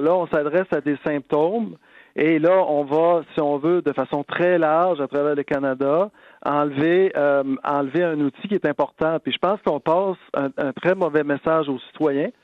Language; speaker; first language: French; native; French